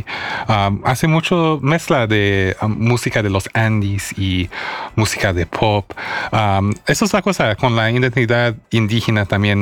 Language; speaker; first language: Spanish; non-native, fluent; English